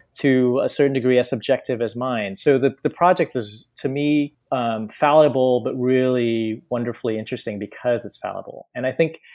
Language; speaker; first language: English; native; English